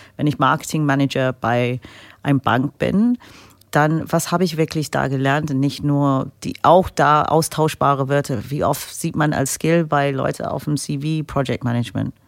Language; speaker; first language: German; non-native, fluent; English